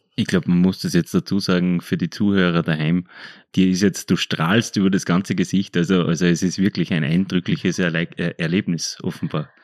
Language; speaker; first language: German; native; German